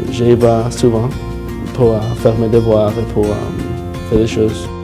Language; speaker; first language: French; non-native, learner; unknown